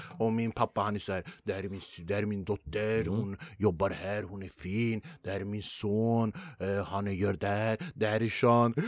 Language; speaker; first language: Swedish; early bilingual, other home language; Kurdish